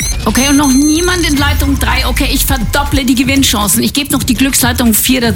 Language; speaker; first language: German; native; German